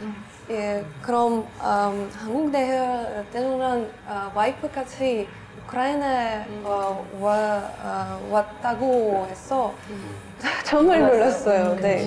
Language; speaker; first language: Korean; non-native, learner; Ukrainian